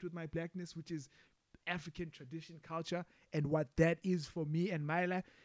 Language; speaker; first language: English; non-native, local second language; Xhosa